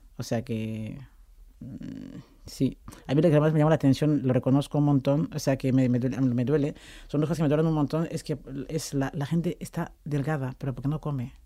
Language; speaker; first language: Spanish; non-native, fluent; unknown